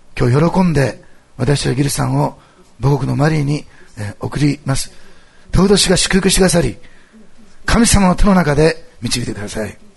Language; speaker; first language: Japanese; native; Japanese